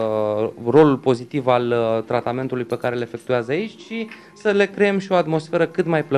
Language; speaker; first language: Romanian; native; Romanian